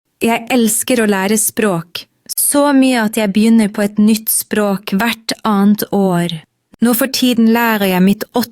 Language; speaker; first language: Norwegian; non-native, fluent; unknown